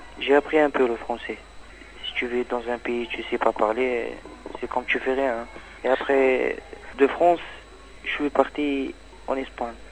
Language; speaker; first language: French; non-native, learner; Arabic